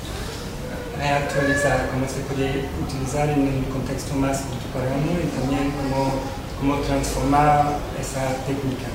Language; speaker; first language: Spanish; non-native, fluent; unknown